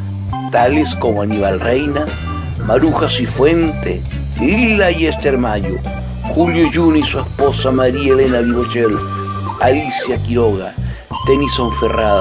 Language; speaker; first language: Spanish; native; Spanish